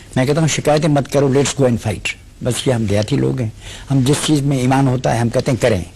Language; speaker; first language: Urdu; non-native, local second language; Sindhi